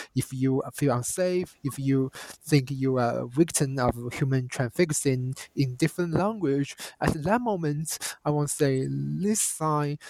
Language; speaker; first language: English; non-native, fluent; Chinese